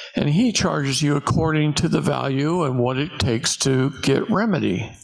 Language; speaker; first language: English; native; English